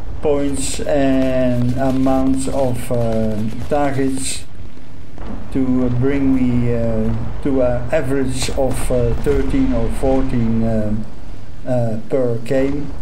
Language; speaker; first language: English; non-native, fluent; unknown